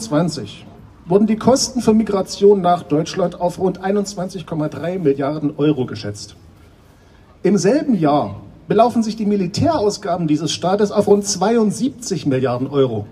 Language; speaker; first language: German; non-native, fluent; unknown